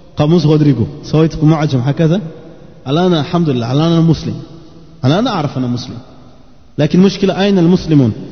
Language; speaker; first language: Arabic; non-native, fluent; Portuguese